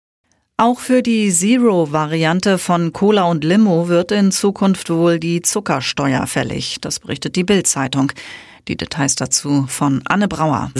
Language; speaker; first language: German; native; German